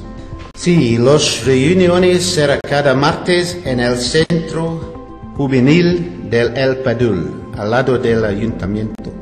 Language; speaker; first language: Spanish; non-native, learner; English